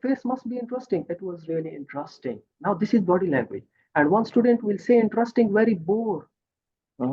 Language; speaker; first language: English; non-native, fluent; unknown